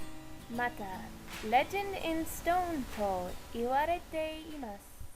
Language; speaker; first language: Japanese; non-native, learner; English